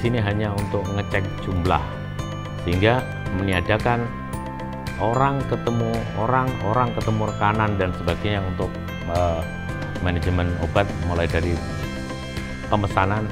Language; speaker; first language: Indonesian; non-native, local second language; Javanese